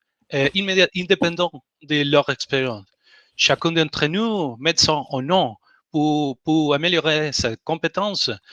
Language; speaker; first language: French; non-native, learner; Spanish